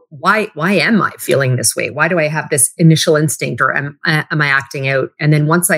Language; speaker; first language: English; native; English